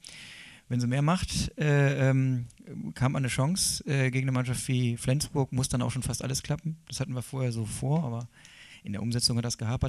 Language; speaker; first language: German; native; German